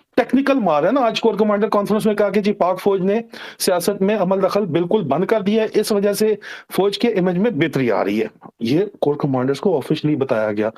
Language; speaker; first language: Urdu; non-native, local second language; Punjabi